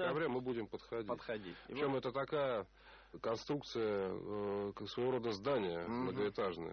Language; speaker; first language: Russian; native; Russian